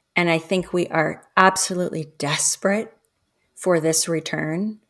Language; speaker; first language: English; early bilingual, other home language; Spanish